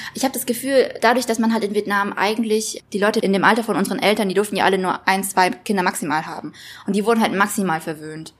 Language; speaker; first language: German; early bilingual, other home language; Vietnamese